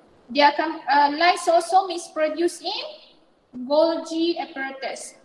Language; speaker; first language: English; non-native, local second language; Malay